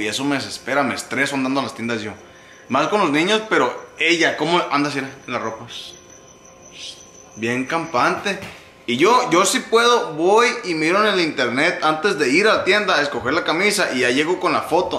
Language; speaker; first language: Spanish; early bilingual, heritage; Spanish